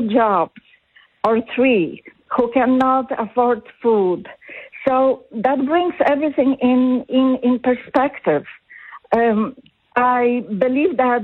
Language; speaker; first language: English; non-native, fluent; Polish